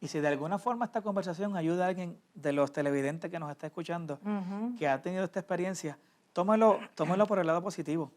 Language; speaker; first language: Spanish; native; Spanish